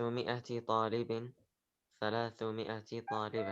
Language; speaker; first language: Arabic; non-native, learner; English